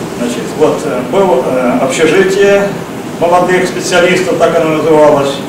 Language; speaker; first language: Russian; native; Russian